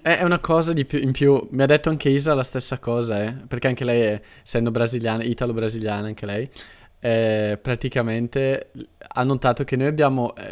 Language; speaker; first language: Italian; native; Italian